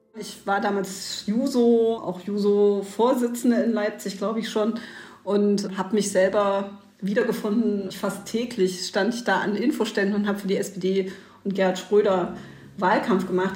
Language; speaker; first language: German; native; German